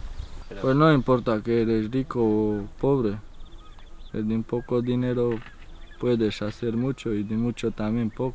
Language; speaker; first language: Spanish; non-native, fluent; Romanian